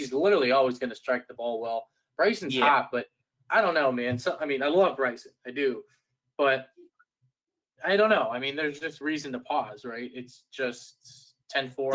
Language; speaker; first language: English; native; English